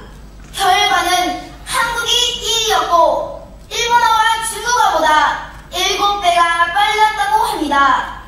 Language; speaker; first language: Korean; native; Korean